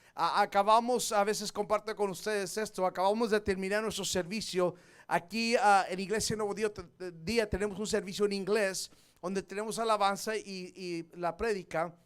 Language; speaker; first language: Spanish; early bilingual, heritage; Spanish